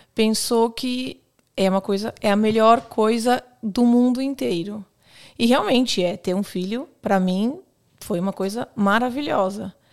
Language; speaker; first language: Portuguese; native; Portuguese